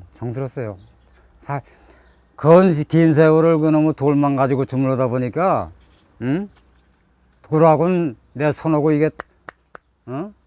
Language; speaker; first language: Korean; native; Korean